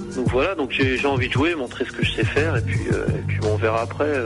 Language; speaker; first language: French; native; French